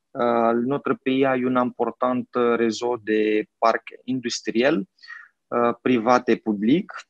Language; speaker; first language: French; non-native, fluent; Romanian